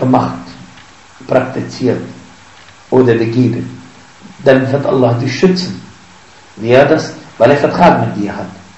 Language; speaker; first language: German; non-native, fluent; Arabic